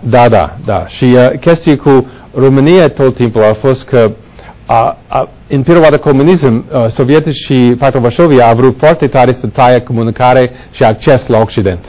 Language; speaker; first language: Romanian; non-native, fluent; English